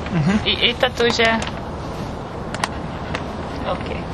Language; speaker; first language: Russian; non-native, fluent; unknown